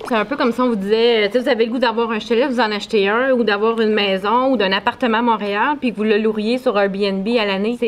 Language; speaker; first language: French; native; French